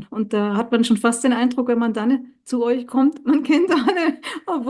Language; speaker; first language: German; native; German